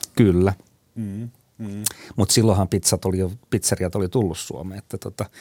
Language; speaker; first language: Finnish; native; Finnish